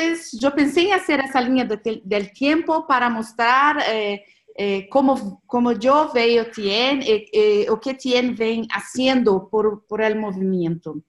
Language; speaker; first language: Spanish; non-native, learner; Portuguese